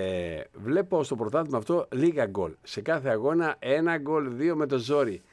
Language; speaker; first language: Greek; native; Greek